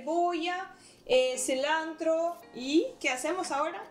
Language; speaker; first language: Spanish; non-native, learner; Russian